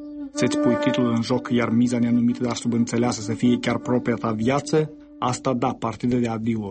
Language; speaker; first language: Romanian; native; Romanian